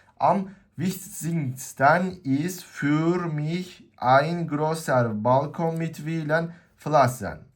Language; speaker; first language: German; non-native, learner; Turkish